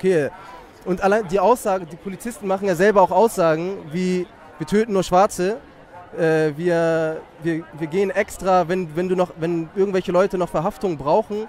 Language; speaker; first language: German; native; German